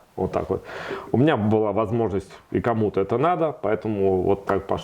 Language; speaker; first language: Russian; native; Russian